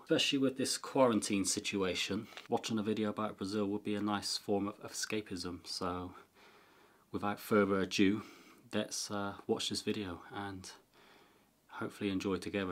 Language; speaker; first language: English; native; English